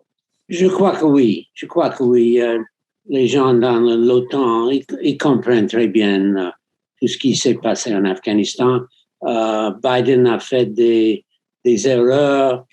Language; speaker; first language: French; non-native, fluent; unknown